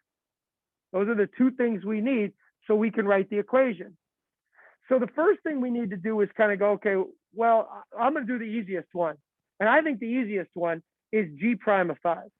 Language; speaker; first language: English; native; English